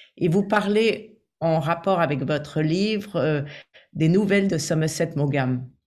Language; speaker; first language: French; native; French